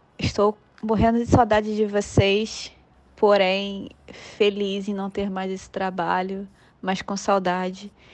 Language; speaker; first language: Portuguese; native; Portuguese